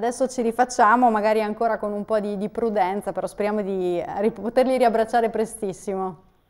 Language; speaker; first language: Italian; native; Italian